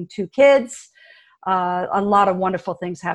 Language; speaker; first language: English; early bilingual, other home language; French